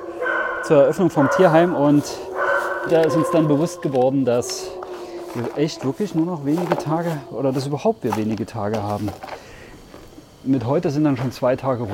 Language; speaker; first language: German; native; German